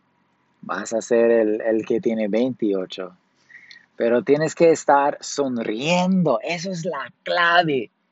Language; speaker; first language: Spanish; early bilingual, heritage; Spanish